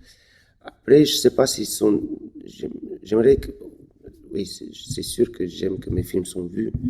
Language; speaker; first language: French; non-native, fluent; Romanian